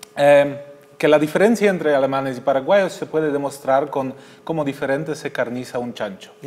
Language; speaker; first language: Spanish; non-native, fluent; German